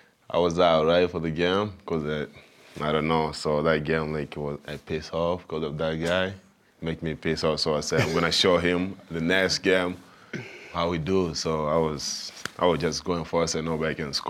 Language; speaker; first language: English; non-native, local second language; Swahili